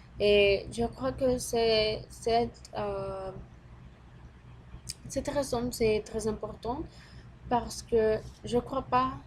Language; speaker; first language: French; non-native, learner; Spanish